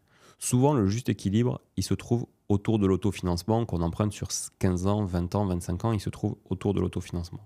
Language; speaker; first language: French; native; French